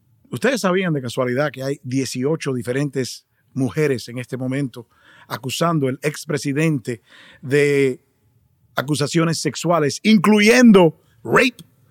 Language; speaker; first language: Spanish; early bilingual, heritage; Spanish